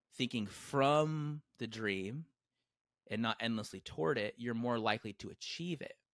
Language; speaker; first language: English; native; English